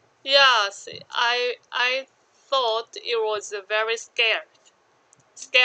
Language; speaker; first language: English; non-native, learner; Korean